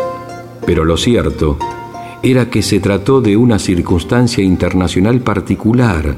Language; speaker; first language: Spanish; native; Spanish